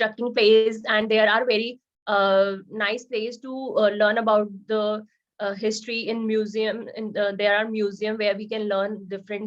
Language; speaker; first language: English; non-native, learner; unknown